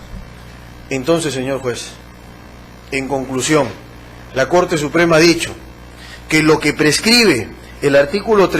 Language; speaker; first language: Spanish; native; Spanish